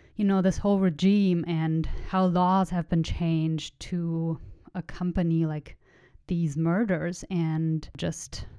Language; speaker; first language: English; non-native, fluent; German